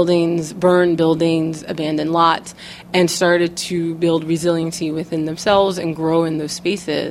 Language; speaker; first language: English; native; English